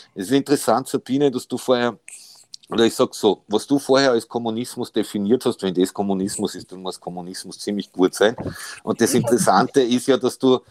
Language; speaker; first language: German; native; German